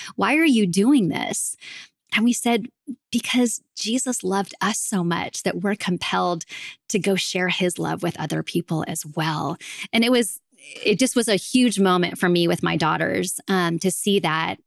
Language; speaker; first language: English; native; English